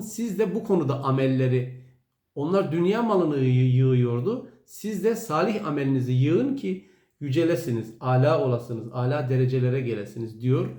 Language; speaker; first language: Turkish; native; Turkish